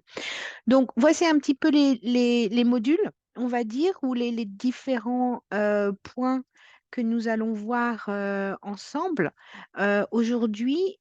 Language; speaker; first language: French; native; French